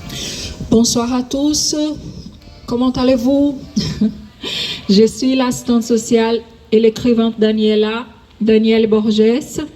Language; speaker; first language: French; non-native, fluent; Portuguese